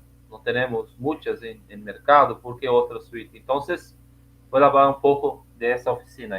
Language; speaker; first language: Spanish; non-native, learner; Portuguese